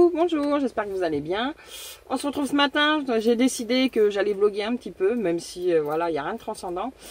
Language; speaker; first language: French; native; French